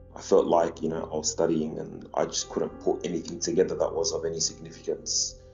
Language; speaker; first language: English; early bilingual, other home language; Arabic